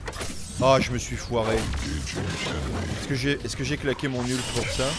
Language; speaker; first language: French; native; French